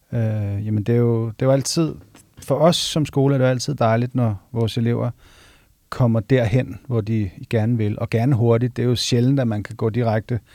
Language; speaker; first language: Danish; native; Danish